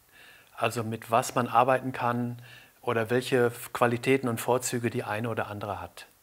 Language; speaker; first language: German; native; German